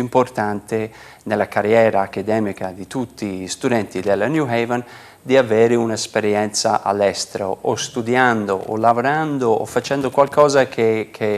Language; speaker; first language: Italian; non-native, fluent; English